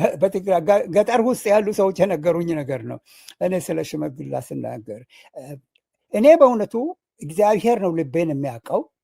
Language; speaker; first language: Amharic; non-native, local second language; Oromo